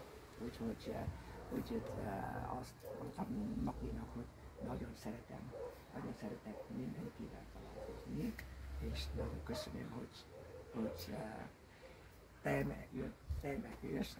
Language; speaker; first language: Hungarian; non-native, learner; Vietnamese